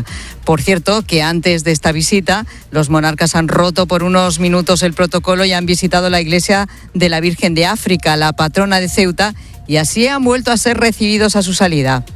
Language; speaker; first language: Spanish; native; Spanish